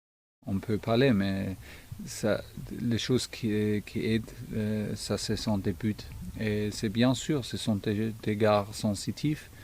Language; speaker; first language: French; non-native, fluent; German